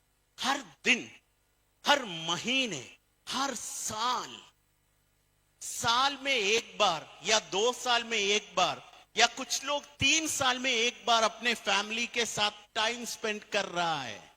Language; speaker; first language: Hindi; non-native, fluent; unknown